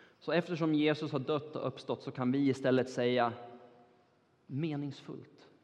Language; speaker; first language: Swedish; non-native, fluent; Turkish